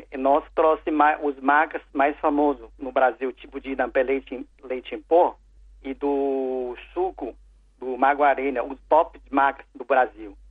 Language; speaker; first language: Portuguese; non-native, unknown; Chinese